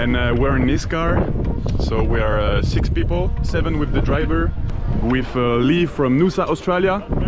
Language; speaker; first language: English; non-native, learner; French